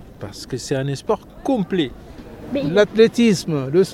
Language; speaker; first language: French; native; French